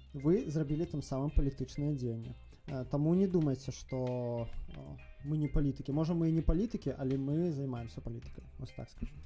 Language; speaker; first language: Belarusian; native; Belarusian